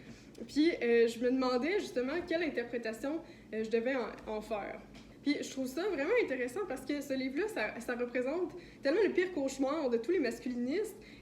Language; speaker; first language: French; native; French